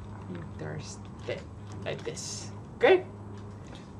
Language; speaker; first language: English; non-native, fluent; Spanish